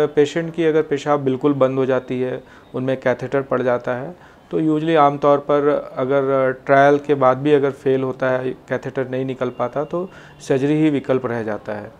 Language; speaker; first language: Hindi; native; Hindi